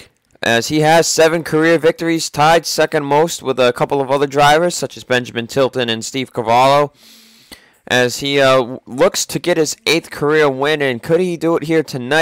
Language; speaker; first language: English; native; English